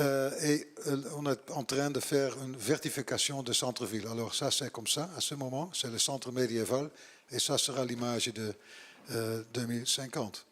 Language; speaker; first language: French; non-native, learner; Dutch